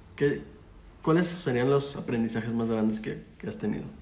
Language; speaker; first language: Spanish; native; Spanish